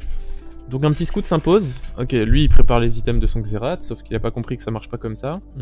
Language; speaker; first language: French; native; French